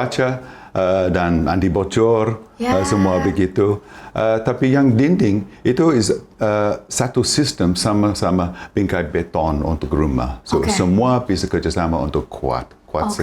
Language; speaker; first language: Indonesian; non-native, fluent; English